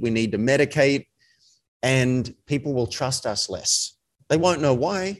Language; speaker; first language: English; native; English